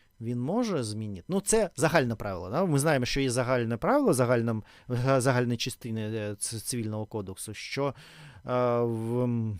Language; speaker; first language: Ukrainian; non-native, learner; Russian